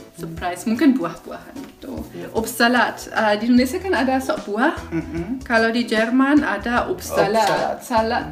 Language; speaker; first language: Indonesian; non-native, fluent; German